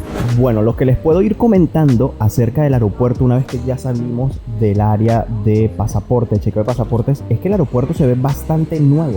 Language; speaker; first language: Spanish; native; Spanish